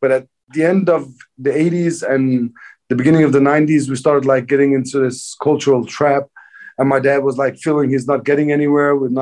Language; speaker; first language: English; non-native, fluent; Danish